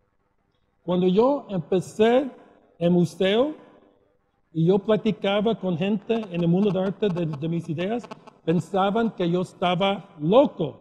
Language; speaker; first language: Spanish; early bilingual, heritage; Spanish